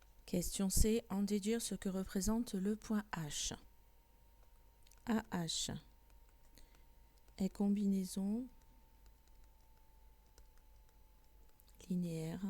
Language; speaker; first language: French; native; French